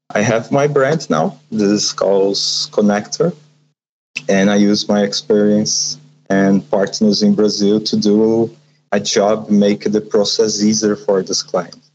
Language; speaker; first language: English; non-native, learner; Portuguese